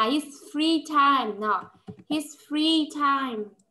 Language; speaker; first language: English; non-native, fluent; Vietnamese